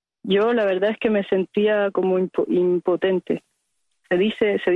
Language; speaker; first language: Spanish; early bilingual, heritage; Spanish